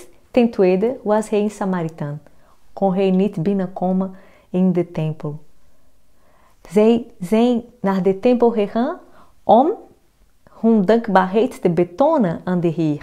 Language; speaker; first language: Dutch; non-native, fluent; Portuguese